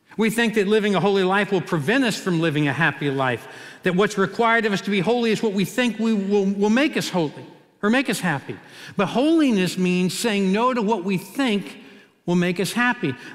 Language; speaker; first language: English; native; English